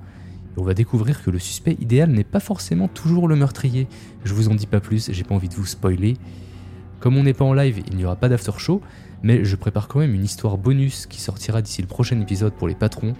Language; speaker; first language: French; native; French